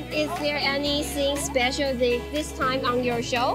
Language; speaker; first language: English; non-native, learner; Chinese